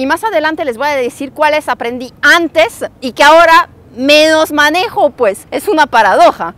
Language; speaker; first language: Spanish; non-native, fluent; French